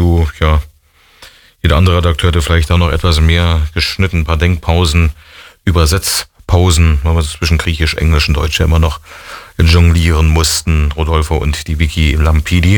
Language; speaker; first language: German; native; German